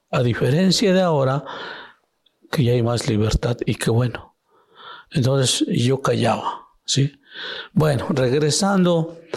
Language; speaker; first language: Spanish; non-native, local second language; Zapotec